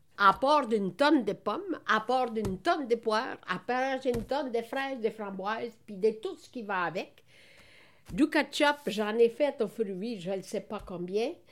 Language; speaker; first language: French; non-native, fluent; Italian